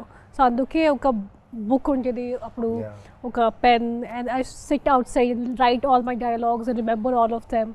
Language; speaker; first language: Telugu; non-native, local second language; Hindi